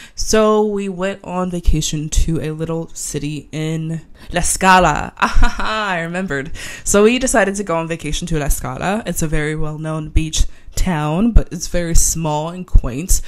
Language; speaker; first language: English; native; English